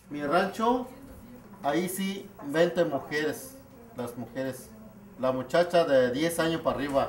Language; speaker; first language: Spanish; non-native, local second language; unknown